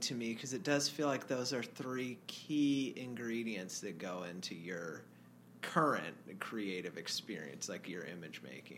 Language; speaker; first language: English; native; English